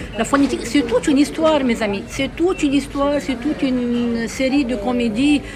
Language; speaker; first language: French; non-native, local second language; Arabic